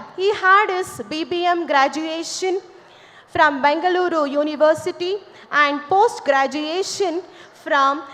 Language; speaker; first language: English; non-native, local second language; Kannada